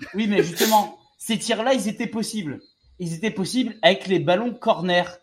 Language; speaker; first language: French; native; French